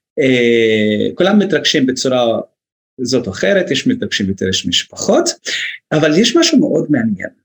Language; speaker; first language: Hebrew; non-native, local second language; Arabic